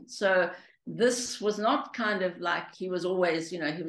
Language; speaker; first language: English; early bilingual, other home language; Greek